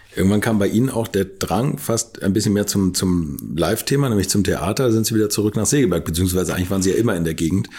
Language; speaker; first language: German; native; German